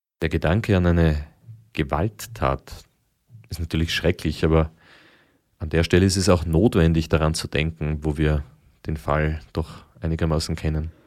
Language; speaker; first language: German; native; German